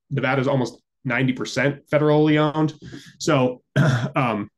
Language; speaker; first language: English; native; English